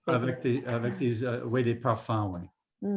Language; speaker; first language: French; non-native, fluent; English